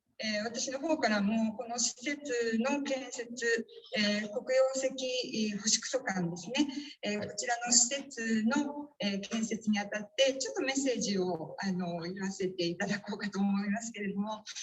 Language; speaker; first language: Japanese; native; Japanese